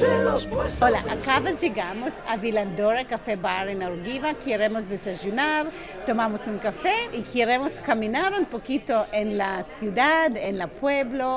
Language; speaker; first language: Spanish; non-native, learner; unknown